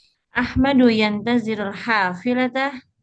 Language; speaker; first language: Arabic; non-native, learner; Indonesian